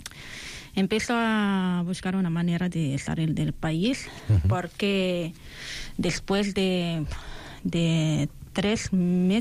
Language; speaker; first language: Spanish; non-native, learner; Arabic